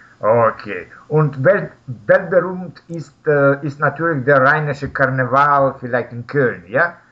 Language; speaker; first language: German; non-native, learner; Russian